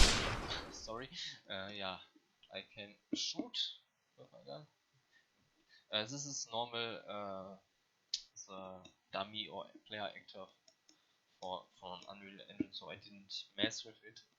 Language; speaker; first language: English; non-native, learner; German